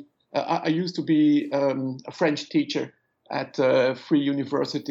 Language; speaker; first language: English; non-native, fluent; French